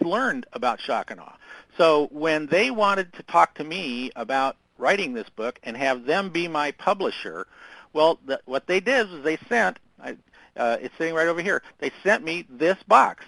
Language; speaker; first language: English; native; English